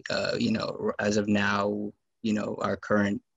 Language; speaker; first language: English; native; English